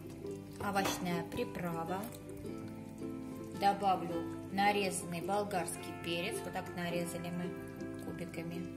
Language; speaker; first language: Russian; non-native, fluent; Armenian